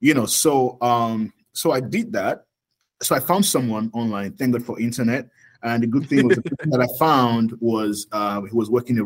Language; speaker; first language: English; non-native, local second language; Yoruba